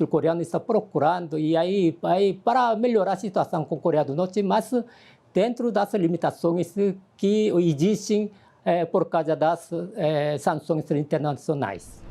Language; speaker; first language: Portuguese; non-native, learner; Korean